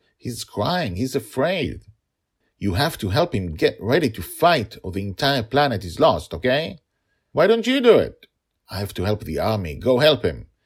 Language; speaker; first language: English; non-native, fluent; Hebrew